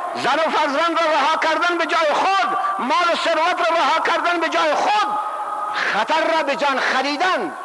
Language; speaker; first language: Persian; non-native, local second language; Baluchi